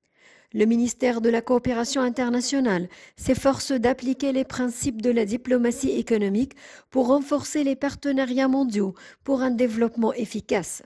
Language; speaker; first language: French; non-native, fluent; Arabic